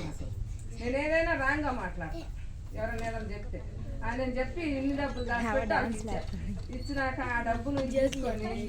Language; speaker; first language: Telugu; native; Telugu